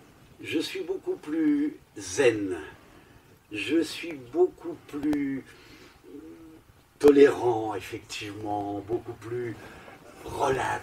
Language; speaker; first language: French; native; French